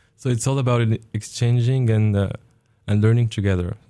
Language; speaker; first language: English; non-native, fluent; Arabic